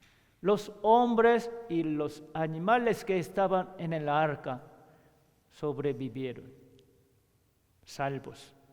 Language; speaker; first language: Spanish; non-native, learner; Korean